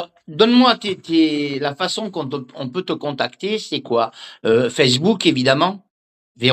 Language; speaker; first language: French; native; French